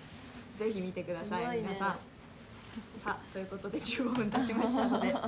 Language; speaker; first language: Japanese; native; Japanese